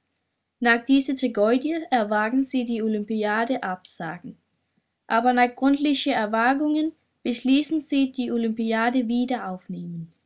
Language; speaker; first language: German; non-native, learner; Danish